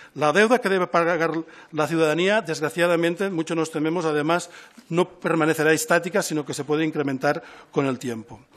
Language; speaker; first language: Spanish; non-native, local second language; Catalan